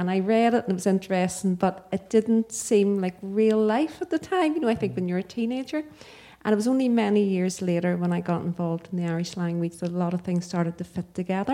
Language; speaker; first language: English; native; English